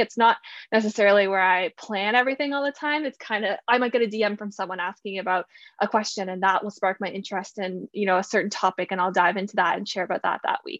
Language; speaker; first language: English; native; English